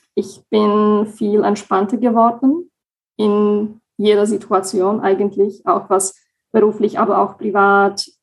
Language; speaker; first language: German; non-native, fluent; Slovak